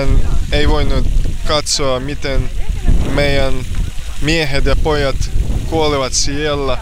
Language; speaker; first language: Finnish; non-native, learner; Ukrainian